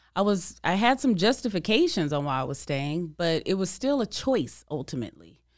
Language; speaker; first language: English; native; English